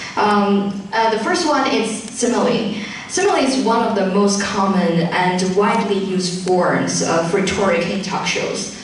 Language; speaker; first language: English; non-native, fluent; Chinese